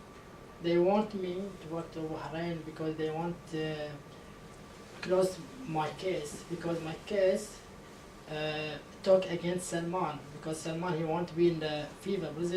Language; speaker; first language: English; non-native, learner; Arabic